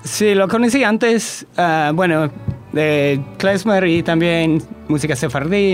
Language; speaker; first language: Spanish; non-native, fluent; English